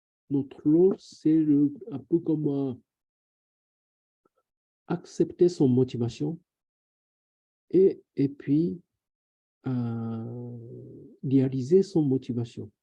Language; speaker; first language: French; non-native, learner; Japanese